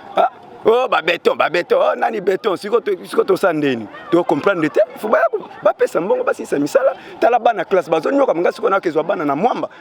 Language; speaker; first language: Lingala; native; Lingala